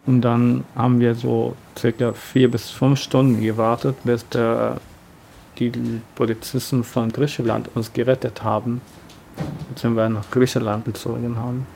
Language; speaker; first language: German; non-native, learner; Arabic